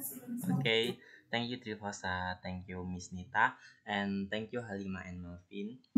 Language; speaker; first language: English; non-native, learner; Indonesian